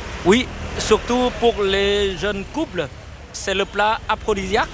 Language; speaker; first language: French; non-native, fluent; Vietnamese